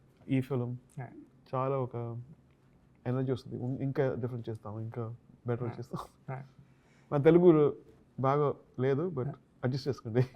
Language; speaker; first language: Telugu; non-native, learner; Tamil